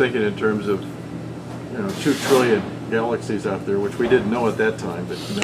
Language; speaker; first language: English; native; English